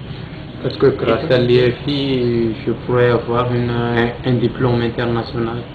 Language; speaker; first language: French; non-native, local second language; Malagasy